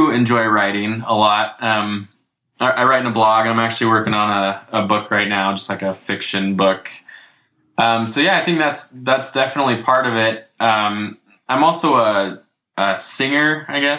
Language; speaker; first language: English; native; English